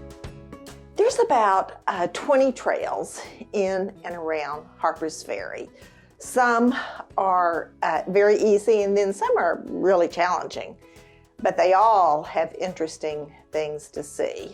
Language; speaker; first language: English; native; English